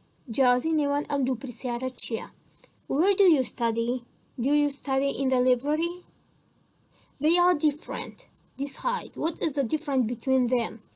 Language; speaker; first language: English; non-native, fluent; Central Kurdish